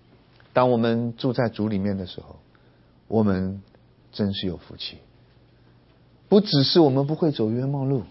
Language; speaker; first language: Chinese; native; Chinese